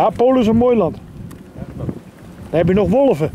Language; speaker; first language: Dutch; non-native, learner; Polish